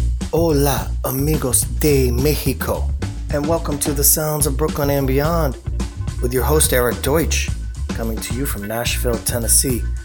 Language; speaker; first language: English; native; English